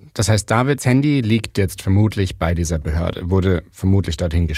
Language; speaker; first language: German; native; German